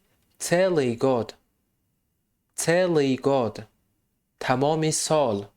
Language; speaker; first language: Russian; non-native, fluent; Tajik